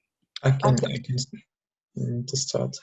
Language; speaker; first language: English; non-native, learner; Russian